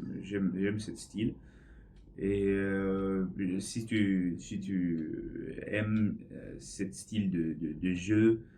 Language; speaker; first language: French; non-native, learner; English